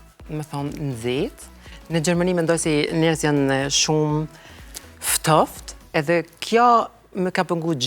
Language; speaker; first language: Albanian; non-native, fluent; German